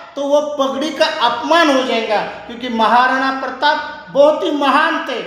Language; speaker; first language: Hindi; non-native, local second language; Marathi